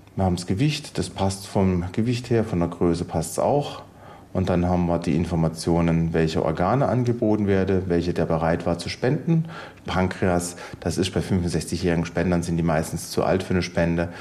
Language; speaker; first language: German; native; German